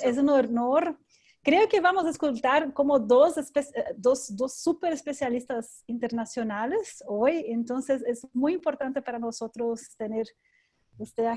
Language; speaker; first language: Spanish; non-native, fluent; Portuguese